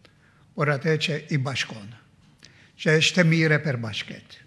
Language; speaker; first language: Albanian; non-native, fluent; Maltese